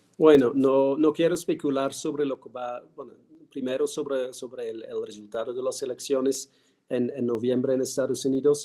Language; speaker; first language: Spanish; non-native, fluent; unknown